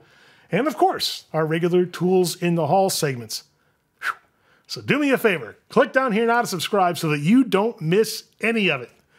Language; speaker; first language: English; native; English